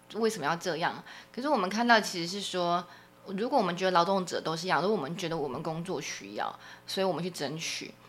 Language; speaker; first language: Chinese; native; Chinese